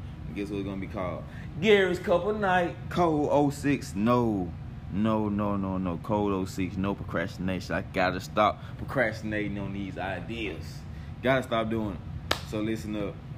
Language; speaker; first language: English; native; English